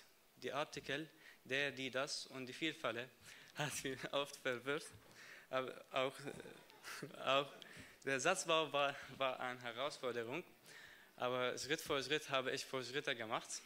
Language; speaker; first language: German; non-native, learner; Arabic